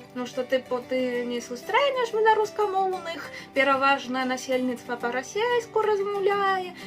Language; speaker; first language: Belarusian; non-native, fluent; Spanish